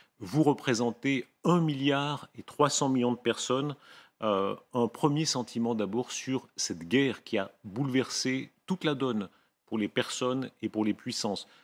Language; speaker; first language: French; native; French